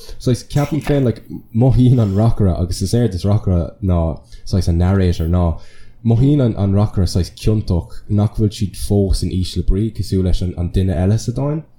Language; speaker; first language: Irish; non-native, local second language; English